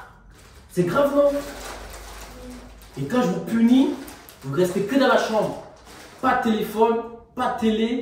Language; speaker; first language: French; native; French